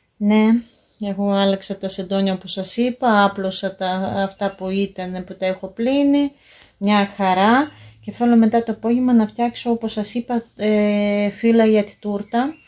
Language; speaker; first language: Greek; non-native, fluent; Russian